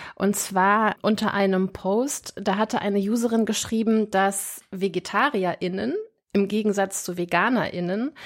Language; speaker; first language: German; native; German